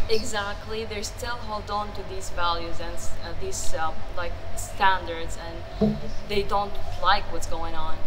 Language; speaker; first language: English; non-native, fluent; Arabic